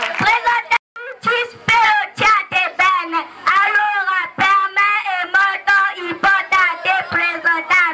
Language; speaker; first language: Italian; non-native, learner; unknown